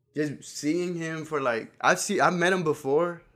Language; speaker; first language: Spanish; early bilingual, heritage; Spanish